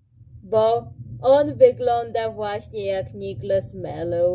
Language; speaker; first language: Polish; early bilingual, heritage; Polish